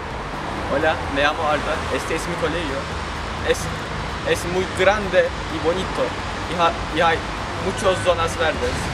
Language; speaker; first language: Spanish; non-native, learner; Turkish